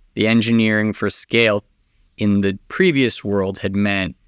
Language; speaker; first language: English; native; English